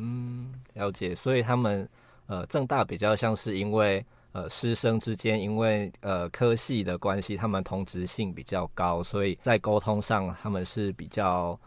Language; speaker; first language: Chinese; native; Chinese